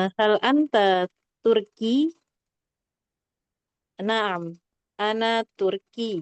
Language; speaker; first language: Arabic; non-native, learner; Indonesian